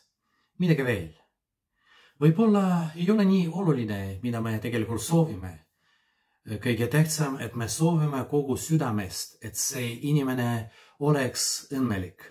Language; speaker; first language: Estonian; non-native, fluent; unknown